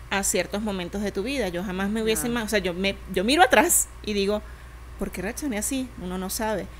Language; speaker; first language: Spanish; native; Spanish